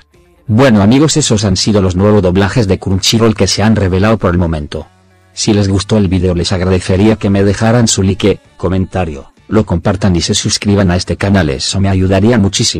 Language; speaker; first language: Spanish; native; Spanish